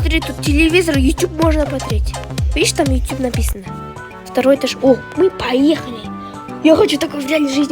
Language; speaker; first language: Russian; non-native, local second language; Kazakh